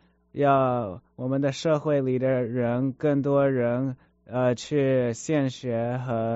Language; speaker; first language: Chinese; early bilingual, heritage; Chinese